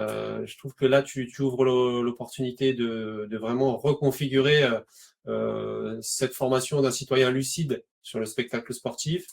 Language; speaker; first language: French; native; French